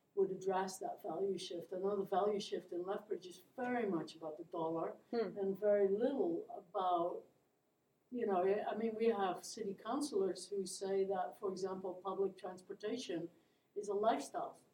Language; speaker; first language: English; non-native, fluent; Dutch